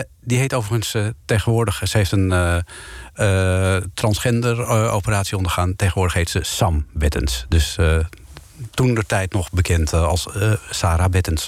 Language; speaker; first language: Dutch; native; Dutch